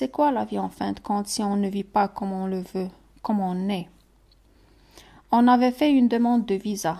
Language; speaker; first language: French; non-native, local second language; Arabic